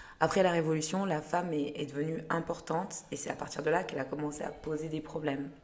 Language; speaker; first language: French; early bilingual, other home language; Kinyarwanda